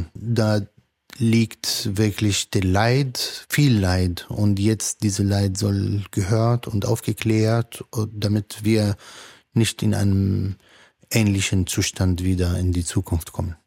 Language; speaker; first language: German; non-native, fluent; Arabic